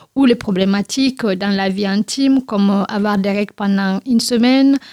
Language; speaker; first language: French; non-native, local second language; Fula